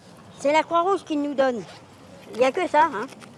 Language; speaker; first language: French; non-native, learner; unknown